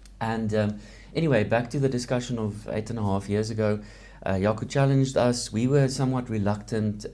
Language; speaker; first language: English; non-native, local second language; Afrikaans